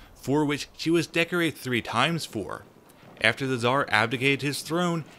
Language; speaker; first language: English; native; English